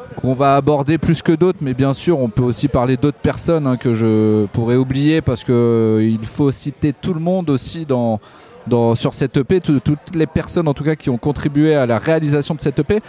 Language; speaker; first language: French; native; French